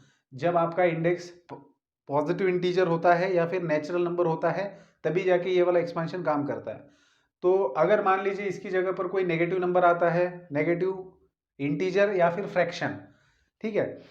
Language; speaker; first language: Hindi; native; Hindi